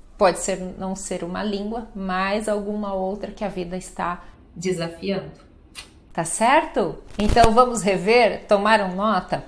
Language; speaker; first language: Portuguese; native; Portuguese